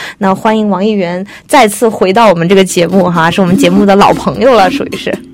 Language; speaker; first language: Chinese; native; Chinese